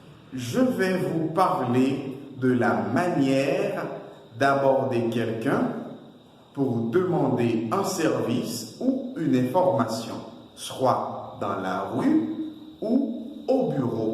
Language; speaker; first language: French; non-native, local second language; Haitian Creole